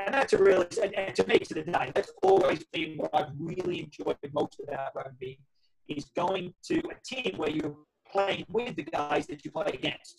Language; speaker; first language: English; native; English